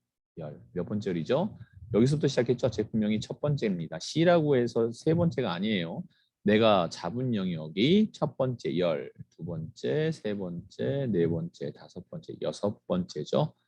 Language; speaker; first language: Korean; native; Korean